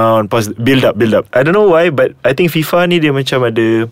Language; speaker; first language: English; non-native, local second language; Malay